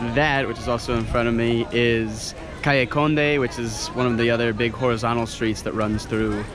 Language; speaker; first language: English; native; English